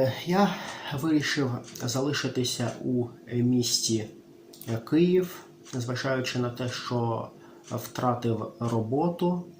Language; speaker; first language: Ukrainian; non-native, local second language; Russian